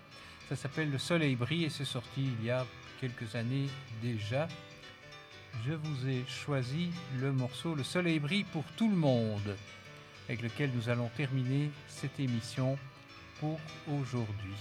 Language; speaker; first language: French; native; French